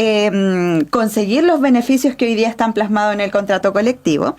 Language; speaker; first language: Spanish; native; Spanish